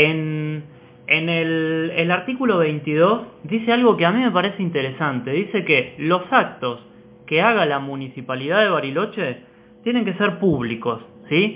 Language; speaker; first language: Spanish; native; Spanish